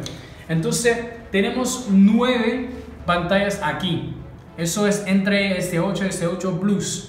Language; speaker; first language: Spanish; non-native, learner; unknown